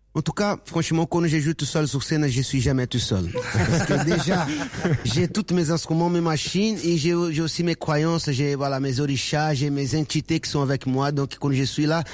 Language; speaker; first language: French; non-native, fluent; Portuguese